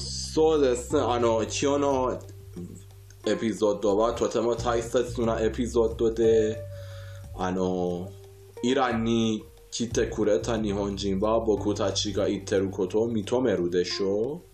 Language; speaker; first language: Japanese; non-native, fluent; Persian